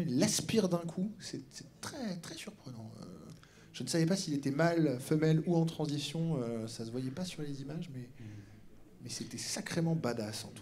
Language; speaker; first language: French; native; French